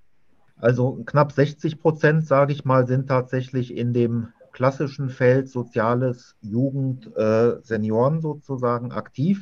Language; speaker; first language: German; native; German